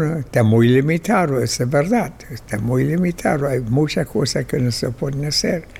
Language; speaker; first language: Spanish; non-native, fluent; German